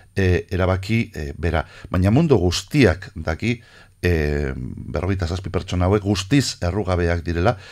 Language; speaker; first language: Basque; non-native, local second language; Spanish